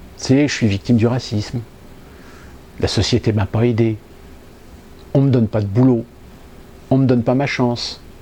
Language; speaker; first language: French; native; French